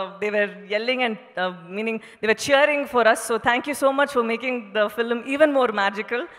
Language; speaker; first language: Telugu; non-native, fluent; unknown